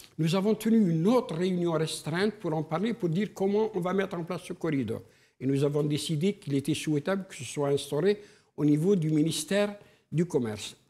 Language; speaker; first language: French; non-native, local second language; Arabic